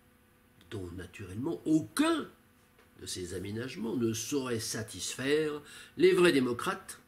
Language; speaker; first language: French; native; French